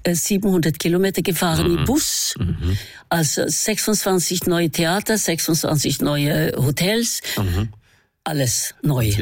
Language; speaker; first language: German; non-native, fluent; Norwegian